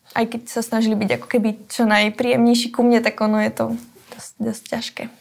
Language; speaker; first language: Slovak; native; Slovak